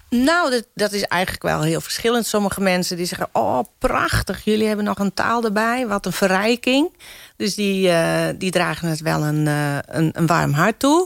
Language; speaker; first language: Dutch; non-native, local second language; Western Frisian